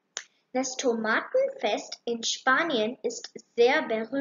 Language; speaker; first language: German; non-native, learner; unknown